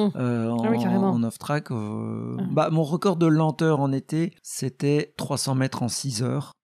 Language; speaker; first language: French; native; French